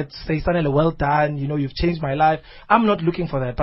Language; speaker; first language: English; non-native, local second language; Zulu